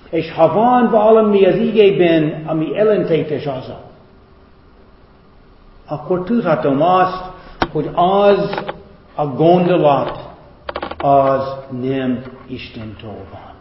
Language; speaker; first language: Hungarian; non-native, fluent; English